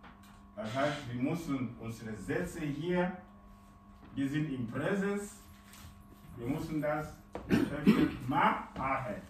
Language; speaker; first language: German; non-native, fluent; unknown